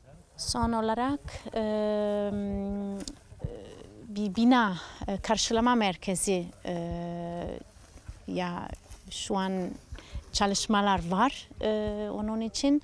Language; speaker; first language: Turkish; non-native, learner; Italian